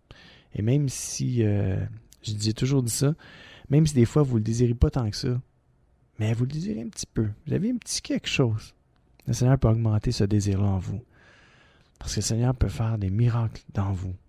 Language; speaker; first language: French; native; French